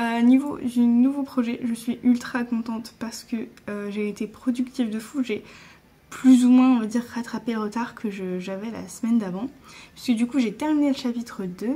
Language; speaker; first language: French; native; French